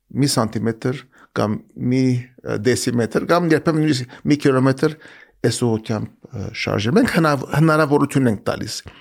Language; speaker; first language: Armenian; early bilingual, heritage; Armenian